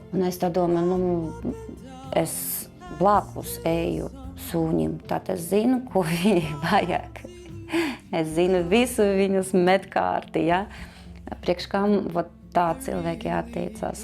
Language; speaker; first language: Latvian; non-native, local second language; Russian